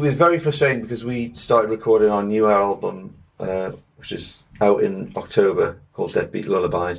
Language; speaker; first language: English; native; English